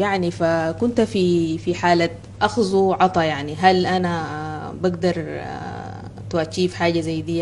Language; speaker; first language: Arabic; native; Arabic